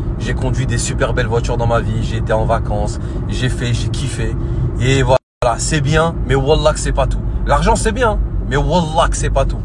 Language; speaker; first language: French; native; French